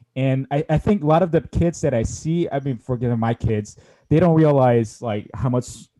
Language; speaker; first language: English; non-native, fluent; Korean